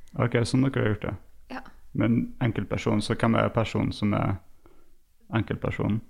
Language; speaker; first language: Norwegian; non-native, fluent; English